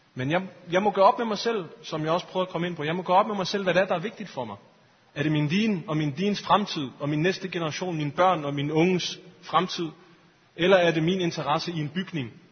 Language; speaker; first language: Danish; early bilingual, other home language; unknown